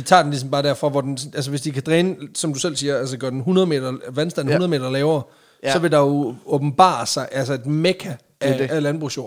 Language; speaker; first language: Danish; native; Danish